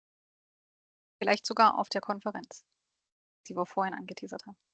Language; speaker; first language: German; native; German